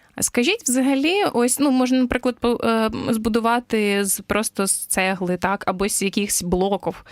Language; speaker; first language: Ukrainian; native; Ukrainian